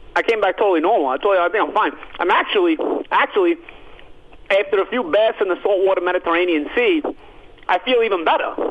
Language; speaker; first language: English; early bilingual, other home language; Italian